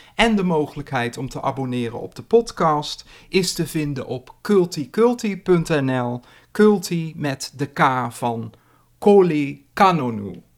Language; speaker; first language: Dutch; native; Dutch